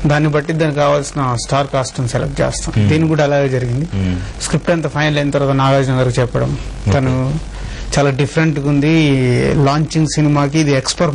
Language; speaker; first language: Telugu; native; Telugu